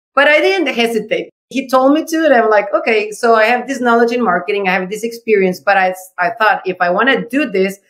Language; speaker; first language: English; non-native, fluent; Spanish